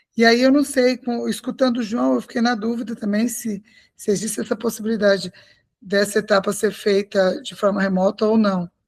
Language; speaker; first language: Portuguese; native; Portuguese